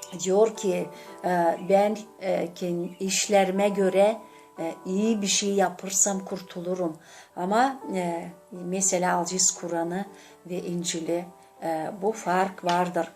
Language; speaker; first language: Turkish; non-native, learner; Gagauz